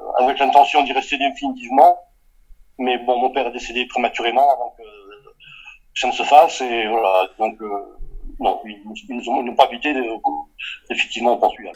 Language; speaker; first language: French; early bilingual, other home language; Portuguese